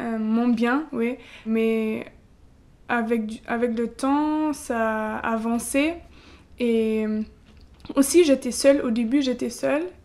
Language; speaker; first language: French; non-native, learner; German